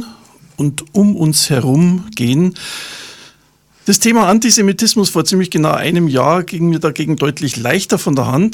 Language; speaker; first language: German; native; German